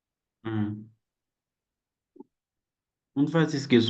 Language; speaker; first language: German; non-native, learner; Portuguese